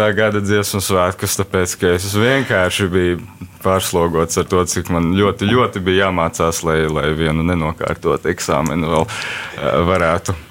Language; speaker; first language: Latvian; early bilingual, heritage; Latvian